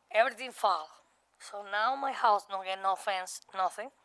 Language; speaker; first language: English; non-native, learner; Spanish